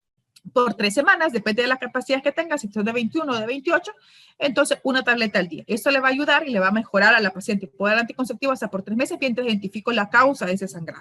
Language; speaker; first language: Spanish; native; Spanish